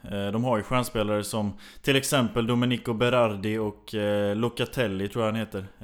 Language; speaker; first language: Swedish; native; Swedish